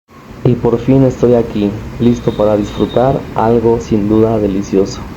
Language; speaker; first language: Spanish; native; Spanish